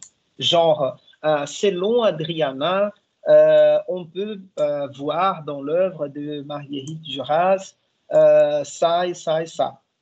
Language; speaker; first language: French; non-native, fluent; Portuguese